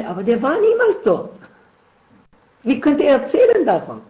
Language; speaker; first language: German; non-native, fluent; Arabic